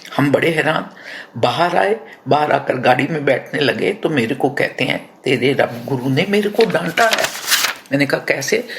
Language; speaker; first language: Hindi; non-native, local second language; Punjabi